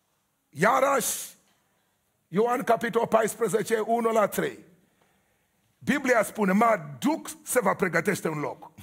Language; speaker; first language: Romanian; non-native, learner; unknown